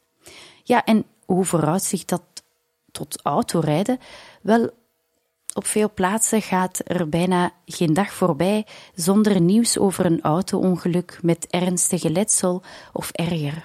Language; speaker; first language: Dutch; native; Dutch